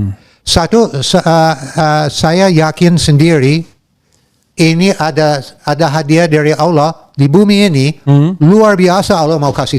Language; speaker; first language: Indonesian; non-native, learner; English